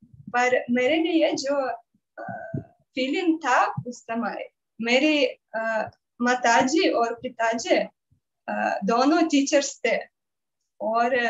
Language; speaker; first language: Hindi; non-native, learner; Russian